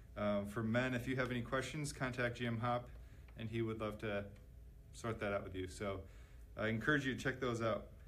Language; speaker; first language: English; native; English